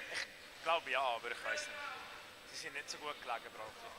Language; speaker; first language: German; native; German